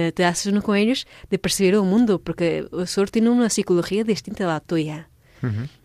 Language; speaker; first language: Spanish; non-native, fluent; Portuguese